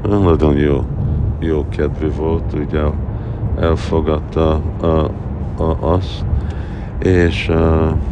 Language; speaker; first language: Hungarian; early bilingual, heritage; Hungarian